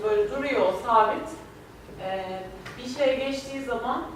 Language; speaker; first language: Turkish; native; Turkish